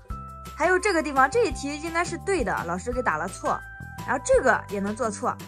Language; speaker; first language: Chinese; native; Chinese